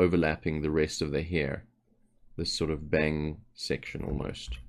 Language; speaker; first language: English; native; English